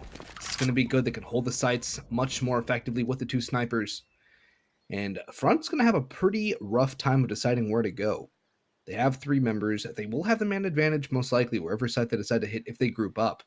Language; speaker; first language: English; native; English